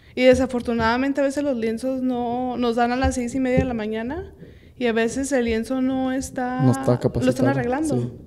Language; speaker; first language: Spanish; early bilingual, heritage; Spanish